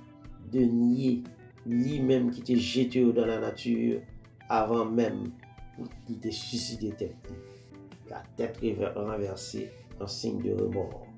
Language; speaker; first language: French; non-native, local second language; Haitian Creole